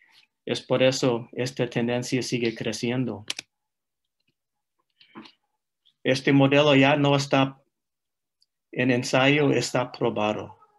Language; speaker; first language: Spanish; non-native, fluent; English